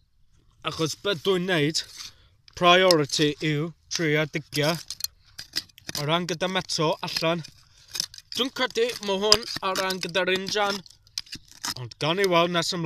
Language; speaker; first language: Welsh; non-native, local second language; English